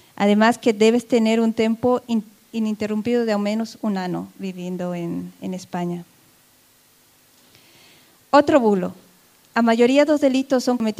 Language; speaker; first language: Spanish; native; Spanish